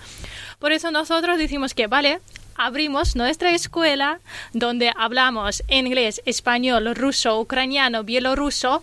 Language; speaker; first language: Spanish; non-native, learner; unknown